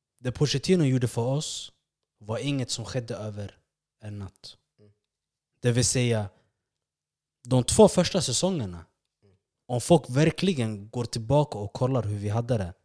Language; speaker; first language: Swedish; early bilingual, other home language; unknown